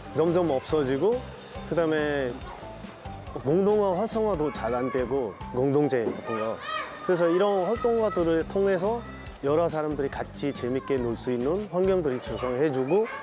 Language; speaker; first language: Korean; non-native, fluent; Nepali